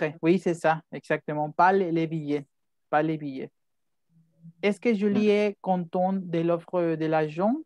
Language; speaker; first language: French; non-native, fluent; Spanish